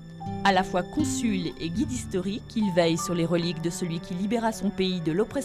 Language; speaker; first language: French; native; French